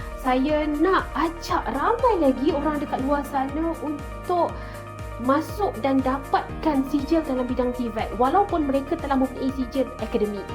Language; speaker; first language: Malay; native; Malay